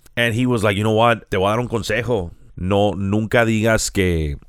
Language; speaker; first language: English; native; English